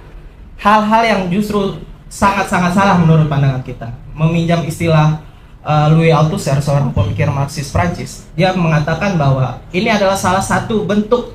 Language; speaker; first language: Indonesian; native; Indonesian